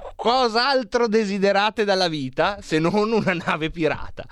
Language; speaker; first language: Italian; native; Italian